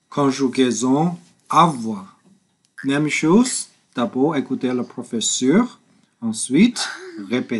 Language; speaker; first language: French; non-native, learner; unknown